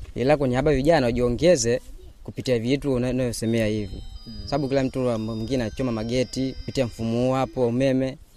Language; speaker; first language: Swahili; non-native, local second language; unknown